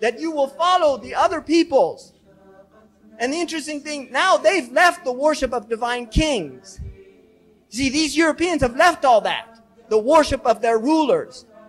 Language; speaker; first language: English; native; English